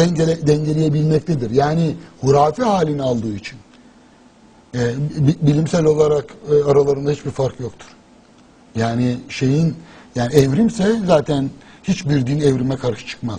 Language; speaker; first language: Turkish; native; Turkish